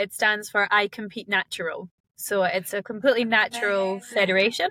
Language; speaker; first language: English; native; English